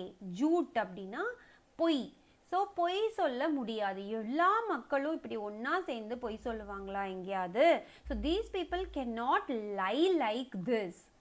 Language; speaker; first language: Tamil; native; Tamil